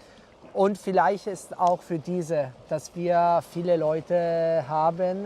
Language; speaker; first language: German; non-native, fluent; Italian